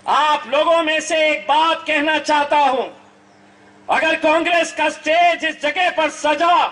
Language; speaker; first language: Urdu; native; Urdu